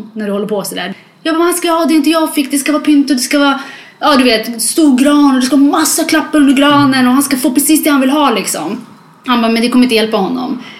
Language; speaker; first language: Swedish; native; Swedish